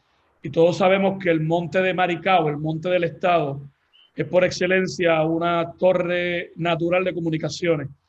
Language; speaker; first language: Spanish; native; Spanish